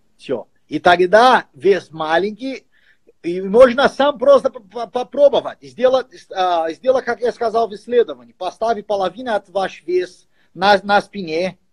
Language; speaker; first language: Russian; non-native, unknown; Portuguese